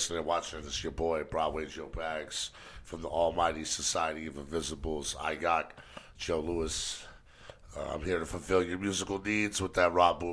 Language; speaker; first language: English; native; English